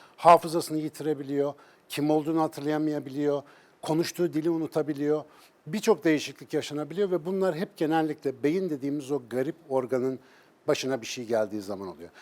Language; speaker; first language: Turkish; native; Turkish